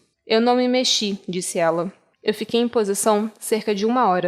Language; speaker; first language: Portuguese; native; Portuguese